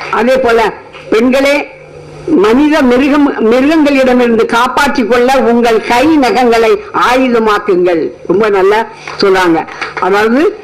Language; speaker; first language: Tamil; native; Tamil